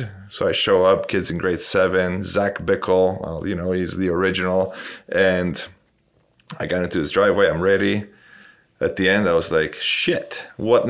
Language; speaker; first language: English; non-native, fluent; Romanian